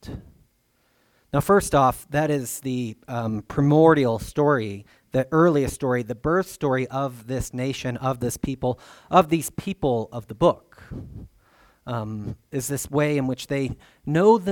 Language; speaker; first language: English; native; English